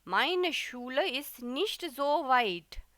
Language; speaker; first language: German; non-native, fluent; Hindi